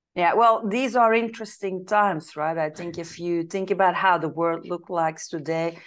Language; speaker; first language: English; non-native, fluent; Dutch